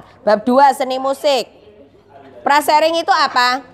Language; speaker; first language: Indonesian; non-native, local second language; Javanese